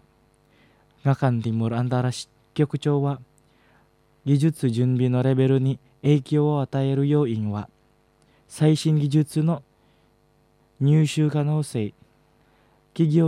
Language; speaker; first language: Japanese; non-native, fluent; Indonesian